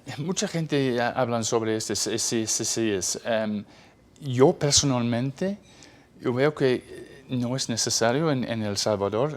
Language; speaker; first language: Spanish; non-native, fluent; English